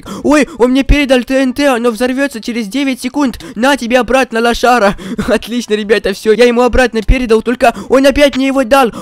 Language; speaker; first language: Russian; native; Russian